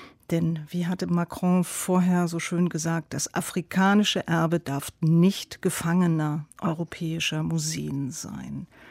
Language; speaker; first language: German; native; German